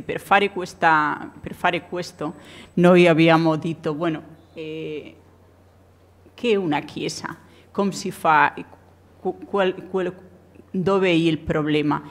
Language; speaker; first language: Italian; non-native, learner; Spanish